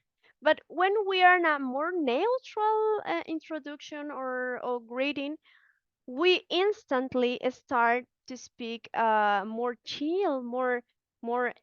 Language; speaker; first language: English; non-native, fluent; Spanish